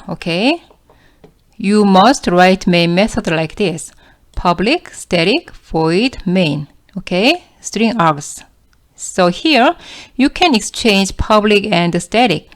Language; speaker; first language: English; non-native, fluent; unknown